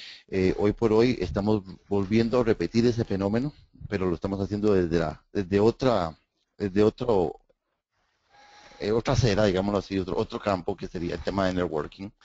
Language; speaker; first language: Spanish; native; Spanish